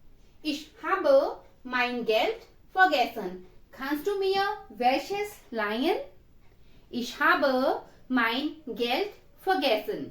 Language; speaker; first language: German; non-native, fluent; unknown